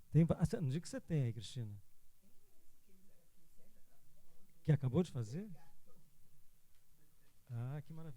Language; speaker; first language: Portuguese; native; Portuguese